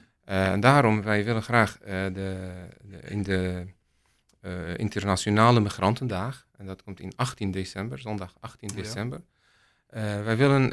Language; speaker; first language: Dutch; non-native, learner; Arabic